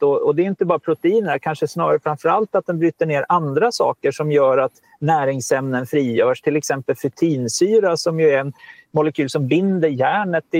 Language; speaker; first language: Swedish; native; Swedish